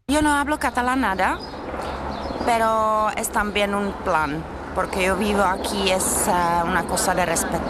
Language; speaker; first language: Spanish; non-native, fluent; Czech